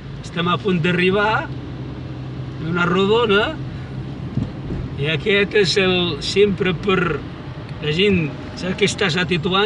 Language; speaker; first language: Catalan; non-native, learner; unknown